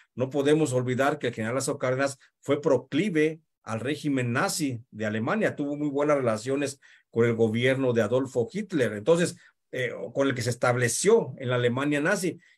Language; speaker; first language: Spanish; native; Spanish